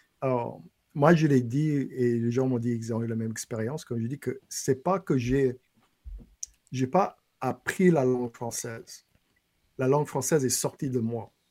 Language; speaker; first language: French; non-native, local second language; English